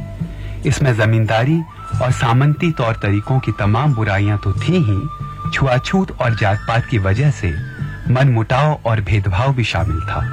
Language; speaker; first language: Hindi; native; Hindi